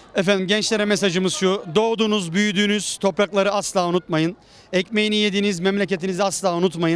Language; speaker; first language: Turkish; native; Turkish